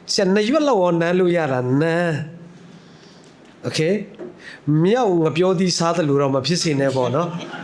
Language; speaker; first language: Burmese; non-native, local second language; Hakha Chin